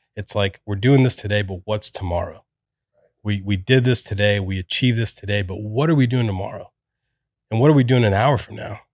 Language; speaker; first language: English; native; English